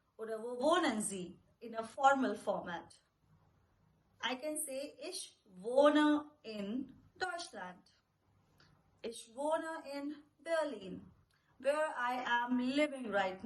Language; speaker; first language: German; non-native, fluent; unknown